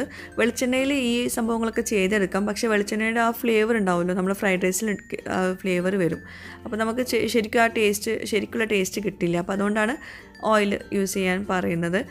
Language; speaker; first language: Malayalam; native; Malayalam